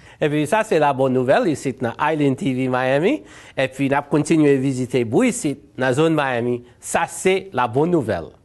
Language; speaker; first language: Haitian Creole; native; Haitian Creole